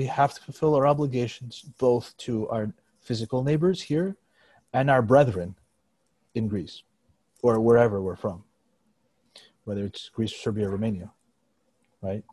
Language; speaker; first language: English; native; English